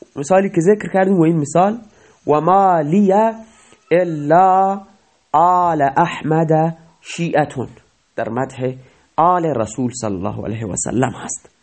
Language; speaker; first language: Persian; non-native, local second language; Baluchi